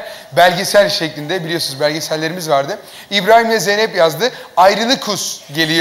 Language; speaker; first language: Turkish; native; Turkish